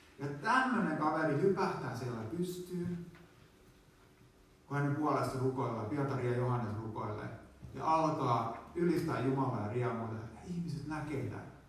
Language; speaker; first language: Finnish; native; Finnish